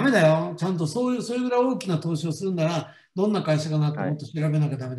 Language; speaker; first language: Japanese; native; Japanese